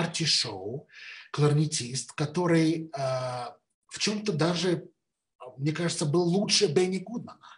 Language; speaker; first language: Russian; native; Russian